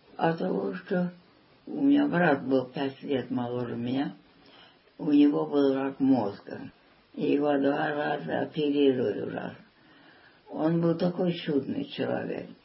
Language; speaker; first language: Russian; early bilingual, heritage; Russian